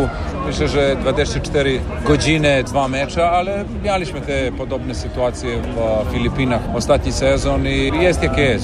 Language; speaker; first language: Polish; non-native, learner; Serbian